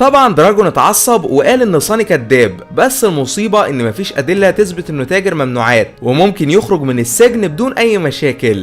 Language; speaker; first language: Arabic; native; Arabic